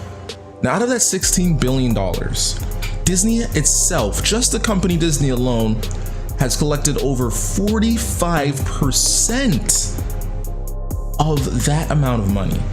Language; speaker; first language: English; native; English